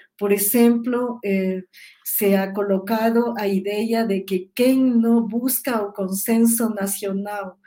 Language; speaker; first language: Portuguese; non-native, learner; Spanish